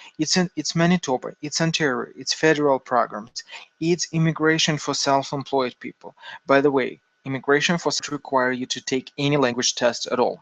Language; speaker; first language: English; non-native, fluent; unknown